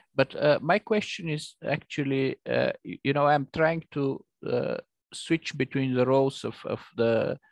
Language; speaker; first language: English; non-native, fluent; Bulgarian